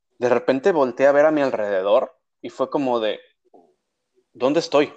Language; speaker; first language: Spanish; native; Spanish